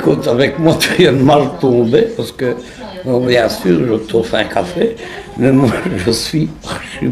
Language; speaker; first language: French; native; French